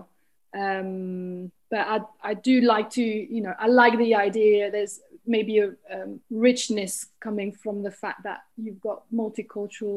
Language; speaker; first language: English; non-native, fluent; French